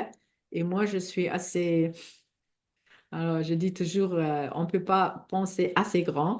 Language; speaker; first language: French; non-native, fluent; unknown